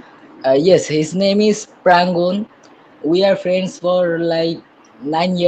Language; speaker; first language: English; non-native, learner; Bangla